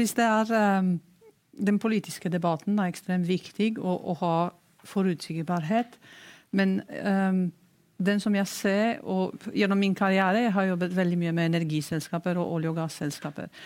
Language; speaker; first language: Norwegian; non-native, fluent; Romanian